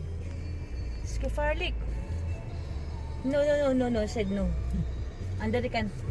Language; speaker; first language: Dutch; non-native, learner; Filipino